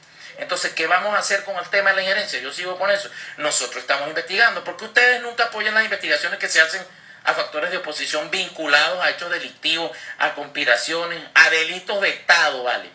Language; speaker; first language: Spanish; native; Spanish